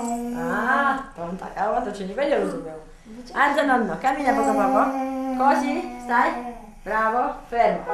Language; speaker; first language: Italian; non-native, learner; Polish